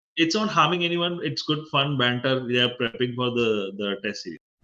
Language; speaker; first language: English; non-native, local second language; Hindi